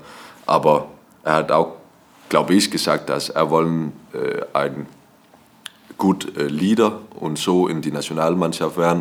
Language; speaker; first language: German; non-native, learner; Danish